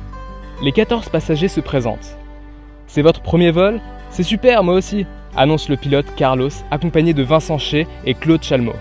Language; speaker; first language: French; native; French